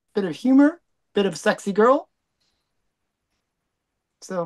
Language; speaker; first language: English; native; English